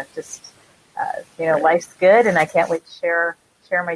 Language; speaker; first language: English; native; English